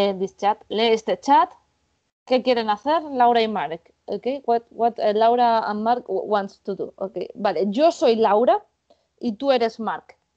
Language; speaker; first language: Spanish; native; Spanish